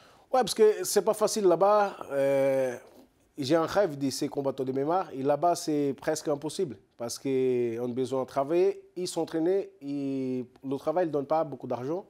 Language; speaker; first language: French; non-native, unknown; Portuguese